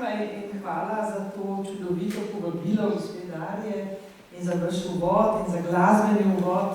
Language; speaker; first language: Slovenian; native; Slovenian